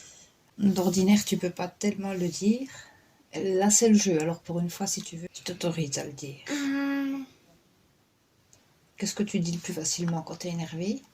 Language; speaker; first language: French; native; French